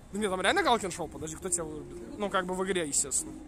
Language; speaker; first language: Russian; native; Russian